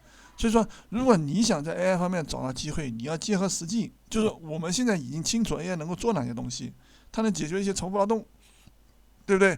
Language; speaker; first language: Chinese; native; Chinese